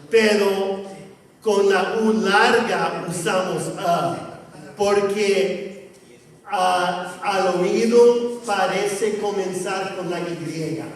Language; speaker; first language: Spanish; non-native, fluent; English